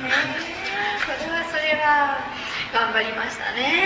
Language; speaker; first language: Japanese; native; Japanese